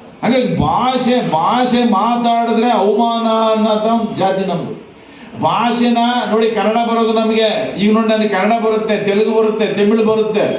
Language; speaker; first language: Kannada; non-native, local second language; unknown